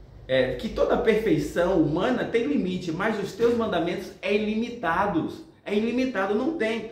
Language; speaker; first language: Portuguese; native; Portuguese